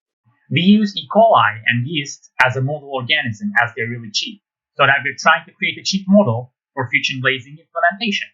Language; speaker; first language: English; non-native, fluent; Turkish